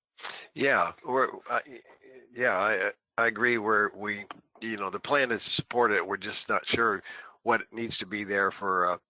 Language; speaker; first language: English; native; English